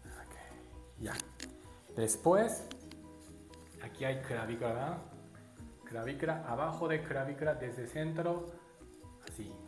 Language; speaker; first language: Spanish; non-native, learner; Japanese